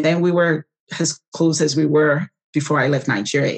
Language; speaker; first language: English; non-native, local second language; Yoruba